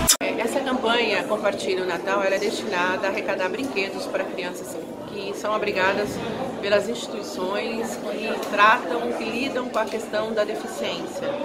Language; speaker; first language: Portuguese; native; Portuguese